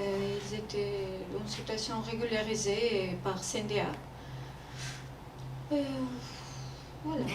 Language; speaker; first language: French; non-native, learner; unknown